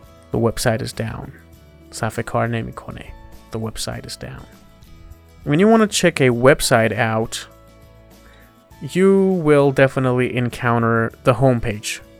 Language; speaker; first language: English; non-native, fluent; Persian